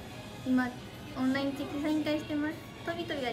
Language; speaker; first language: Japanese; native; Japanese